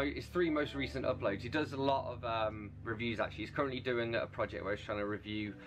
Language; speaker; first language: English; native; English